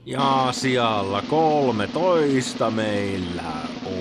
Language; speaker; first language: Finnish; native; Finnish